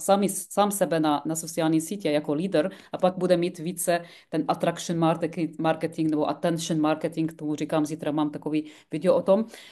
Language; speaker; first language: Czech; non-native, fluent; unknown